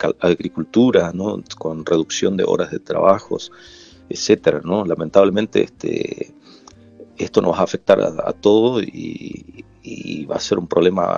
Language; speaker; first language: Spanish; non-native, local second language; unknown